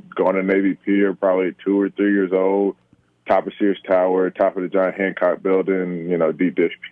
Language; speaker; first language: English; native; English